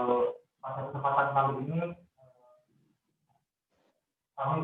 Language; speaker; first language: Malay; non-native, local second language; Javanese